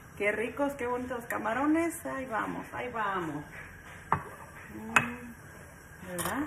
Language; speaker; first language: Spanish; native; Spanish